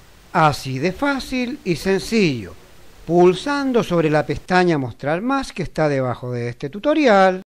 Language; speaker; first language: Spanish; native; Spanish